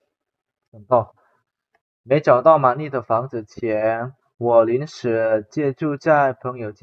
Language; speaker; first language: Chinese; non-native, fluent; Indonesian